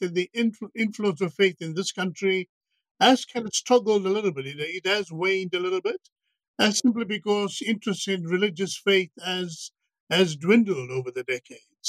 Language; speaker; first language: English; native; English